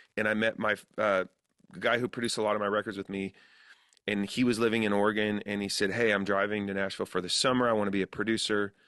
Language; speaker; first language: English; native; English